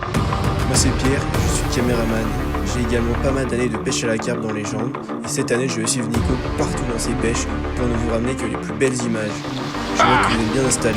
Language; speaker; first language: French; native; French